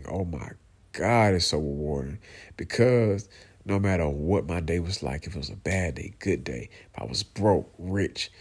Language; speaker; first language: English; native; English